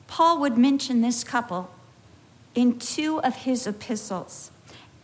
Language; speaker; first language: English; native; English